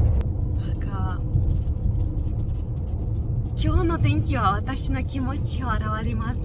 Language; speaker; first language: Japanese; non-native, fluent; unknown